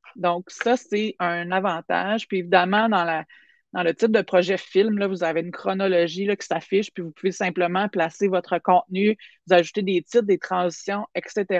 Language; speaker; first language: French; native; French